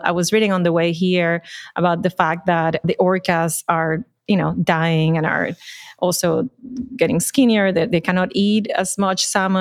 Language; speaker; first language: English; non-native, fluent; Spanish